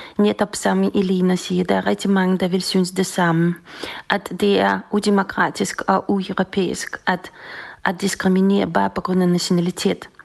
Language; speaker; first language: Danish; non-native, fluent; Russian